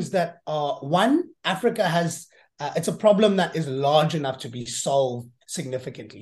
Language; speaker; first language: English; native; English